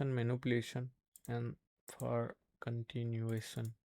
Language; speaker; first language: English; non-native, local second language; Gujarati